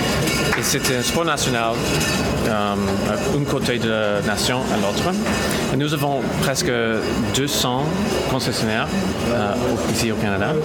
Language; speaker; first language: French; non-native, local second language; English